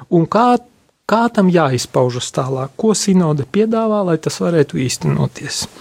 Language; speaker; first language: Latvian; non-native, local second language; Polish